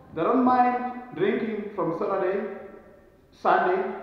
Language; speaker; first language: English; non-native, local second language; Northern Sotho